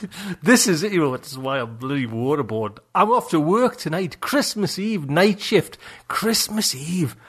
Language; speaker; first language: English; native; English